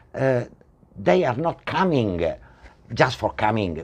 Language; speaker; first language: English; non-native, fluent; Italian